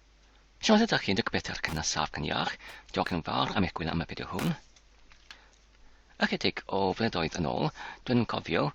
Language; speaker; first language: Welsh; non-native, learner; English